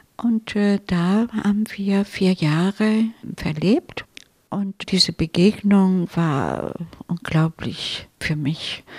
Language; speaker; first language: German; non-native, fluent; Italian